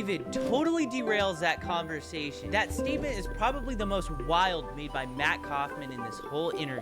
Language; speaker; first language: English; native; English